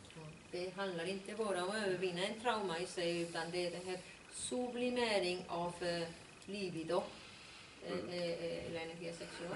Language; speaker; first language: Swedish; non-native, fluent; Spanish